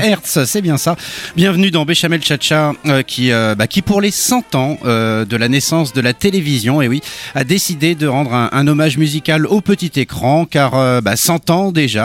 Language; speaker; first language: French; native; French